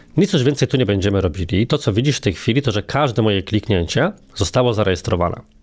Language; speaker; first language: Polish; native; Polish